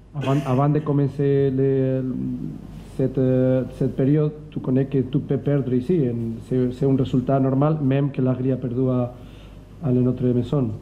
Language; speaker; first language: French; non-native, learner; Spanish